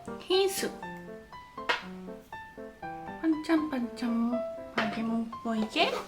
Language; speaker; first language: Korean; non-native, learner; Japanese